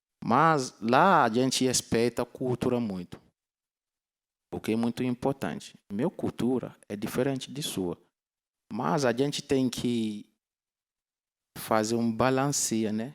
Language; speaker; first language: Portuguese; non-native, learner; Yoruba